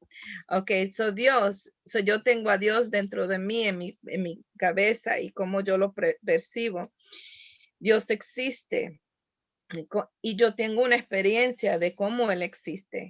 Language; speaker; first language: Spanish; early bilingual, heritage; Spanish